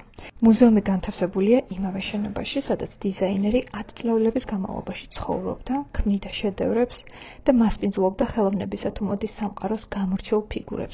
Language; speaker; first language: Georgian; native; Georgian